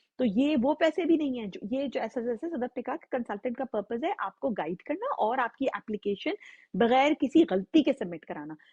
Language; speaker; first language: Urdu; native; Urdu